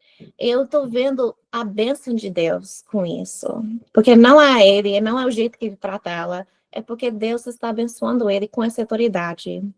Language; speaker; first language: Portuguese; non-native, fluent; English